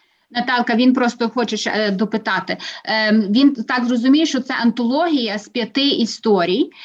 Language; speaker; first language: Ukrainian; native; Ukrainian